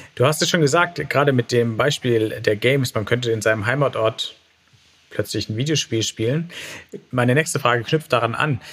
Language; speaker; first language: German; native; German